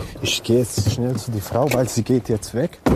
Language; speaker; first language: German; non-native, learner; Romanian